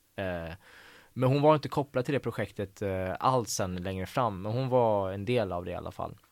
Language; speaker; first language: Swedish; early bilingual, other home language; Persian